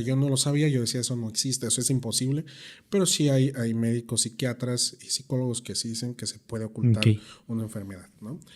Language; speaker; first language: Spanish; native; Spanish